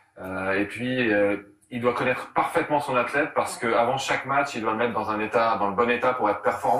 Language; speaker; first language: French; native; French